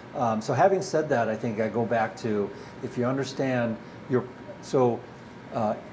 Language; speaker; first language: English; early bilingual, other home language; Dutch